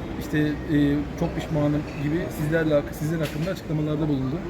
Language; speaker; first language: Turkish; native; Turkish